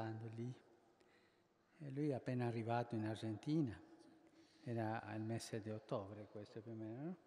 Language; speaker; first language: Italian; early bilingual, heritage; Spanish